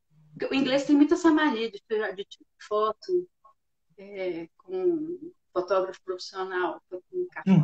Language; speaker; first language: Portuguese; native; Portuguese